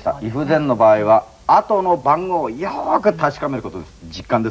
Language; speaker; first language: Japanese; native; Japanese